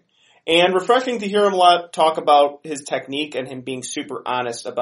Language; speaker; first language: English; native; English